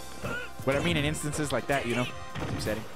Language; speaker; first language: English; native; English